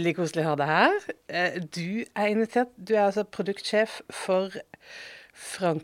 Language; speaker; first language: Norwegian; native; Norwegian